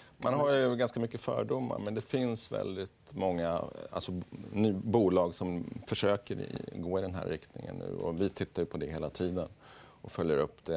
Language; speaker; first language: Swedish; native; Swedish